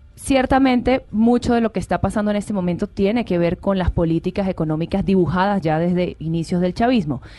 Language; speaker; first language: Spanish; native; Spanish